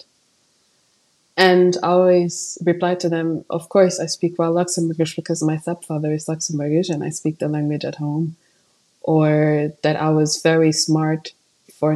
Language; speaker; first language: English; non-native, fluent; Upper Guinea Crioulo